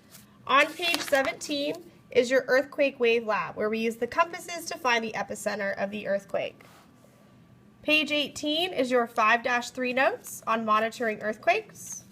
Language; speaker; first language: English; native; English